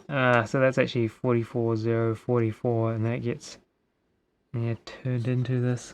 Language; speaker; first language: English; native; English